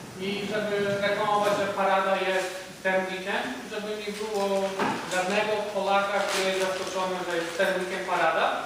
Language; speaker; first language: Polish; early bilingual, heritage; Polish